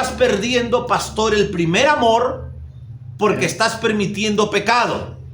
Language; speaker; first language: Spanish; native; Spanish